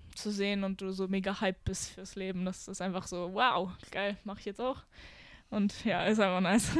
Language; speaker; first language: German; native; German